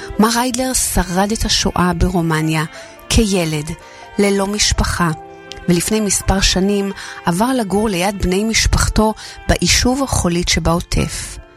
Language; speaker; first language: Hebrew; native; Hebrew